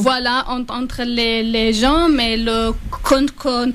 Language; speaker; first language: French; non-native, fluent; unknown